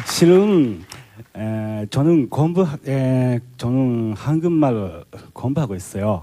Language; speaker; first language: Korean; non-native, learner; Japanese